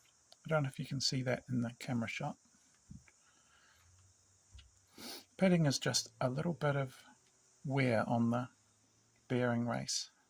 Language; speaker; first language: English; native; English